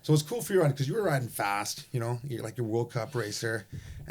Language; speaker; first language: English; native; English